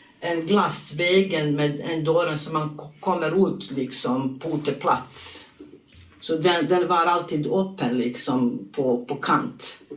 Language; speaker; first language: Swedish; non-native, learner; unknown